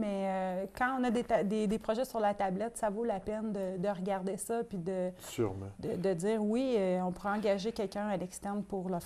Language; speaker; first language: French; native; French